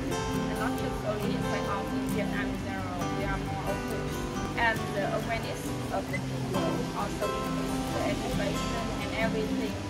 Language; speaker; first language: English; non-native, fluent; Vietnamese